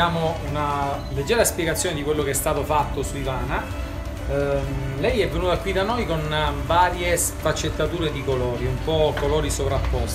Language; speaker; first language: Italian; native; Italian